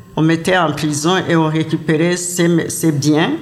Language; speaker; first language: French; non-native, local second language; Rundi